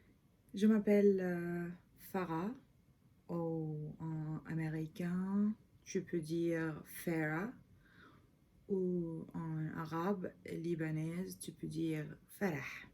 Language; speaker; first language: French; non-native, fluent; English